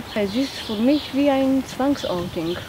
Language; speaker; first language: German; non-native, fluent; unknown